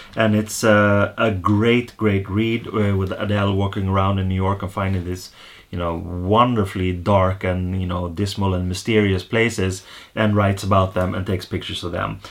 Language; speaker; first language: English; non-native, fluent; Swedish